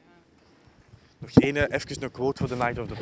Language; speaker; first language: Dutch; native; Dutch